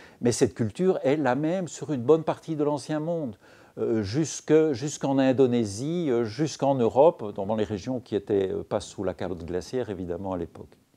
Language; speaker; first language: French; native; French